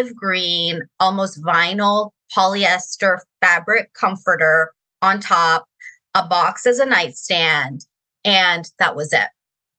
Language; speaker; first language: English; native; English